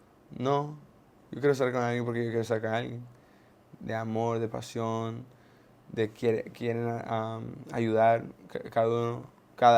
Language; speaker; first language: Spanish; non-native, learner; English